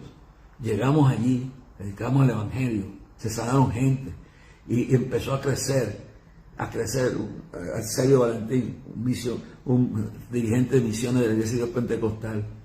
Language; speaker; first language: Spanish; native; Spanish